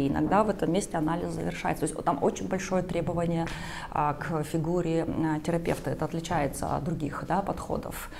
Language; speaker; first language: Russian; native; Russian